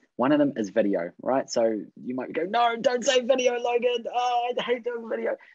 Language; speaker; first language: English; native; English